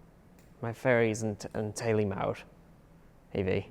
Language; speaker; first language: Welsh; non-native, local second language; English